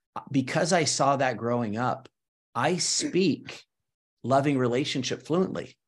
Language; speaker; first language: English; early bilingual, other home language; Spanish